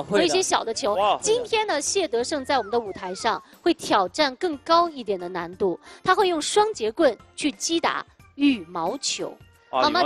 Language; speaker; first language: Chinese; native; Chinese